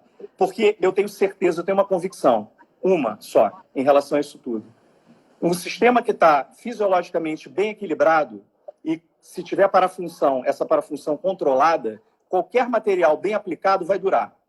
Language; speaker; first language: Portuguese; native; Portuguese